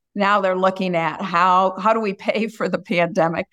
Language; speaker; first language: English; native; English